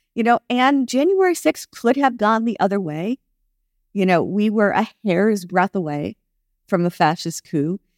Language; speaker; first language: English; native; English